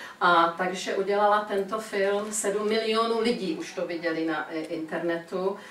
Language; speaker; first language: Czech; early bilingual, heritage; Czech